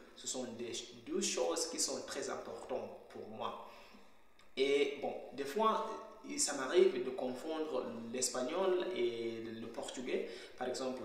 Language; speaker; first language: French; non-native, fluent; Shona